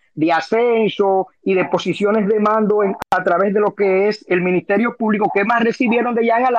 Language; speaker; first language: Spanish; native; Spanish